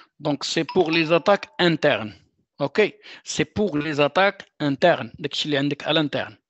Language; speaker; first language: French; non-native, local second language; Arabic